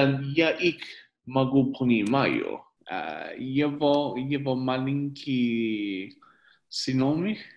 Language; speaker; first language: Russian; non-native, learner; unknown